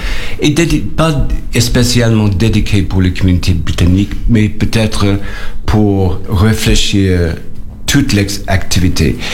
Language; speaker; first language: French; non-native, learner; English